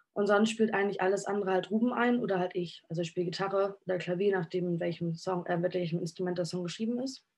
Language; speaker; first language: German; native; German